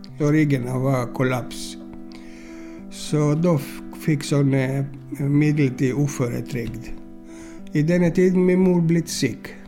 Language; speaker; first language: Norwegian; non-native, learner; Greek